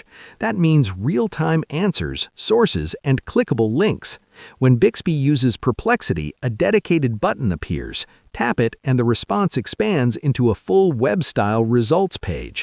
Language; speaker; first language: English; native; English